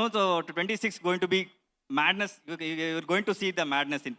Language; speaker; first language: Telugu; non-native, learner; Kannada